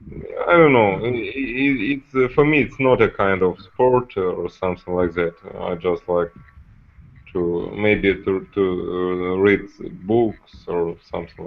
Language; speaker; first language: English; non-native, learner; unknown